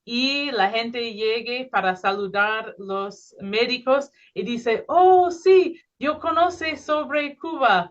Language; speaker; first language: Spanish; non-native, fluent; English